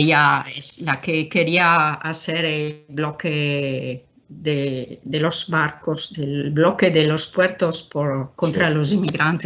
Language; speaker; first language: Spanish; non-native, fluent; Italian